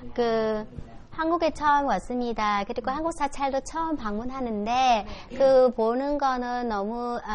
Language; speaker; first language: Korean; non-native, learner; Vietnamese